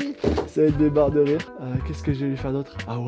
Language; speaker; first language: French; native; French